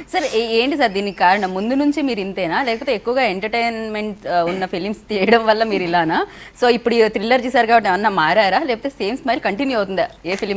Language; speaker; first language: Telugu; native; Telugu